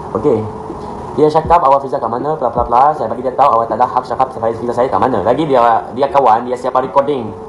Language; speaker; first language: Malay; non-native, learner; Arabic